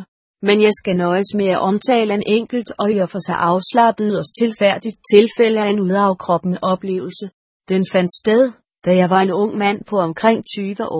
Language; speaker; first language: Danish; native; Danish